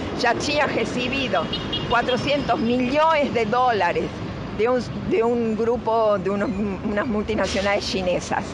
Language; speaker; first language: Portuguese; non-native, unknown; Spanish